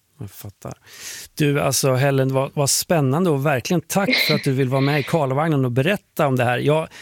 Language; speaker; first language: Swedish; native; Swedish